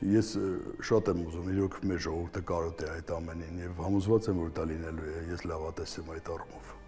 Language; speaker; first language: Armenian; native; Armenian